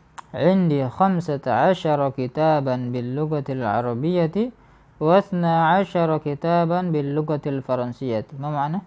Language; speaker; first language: Arabic; non-native, fluent; Indonesian